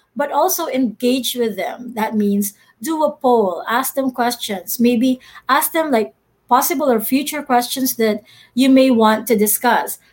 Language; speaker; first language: English; non-native, local second language; Filipino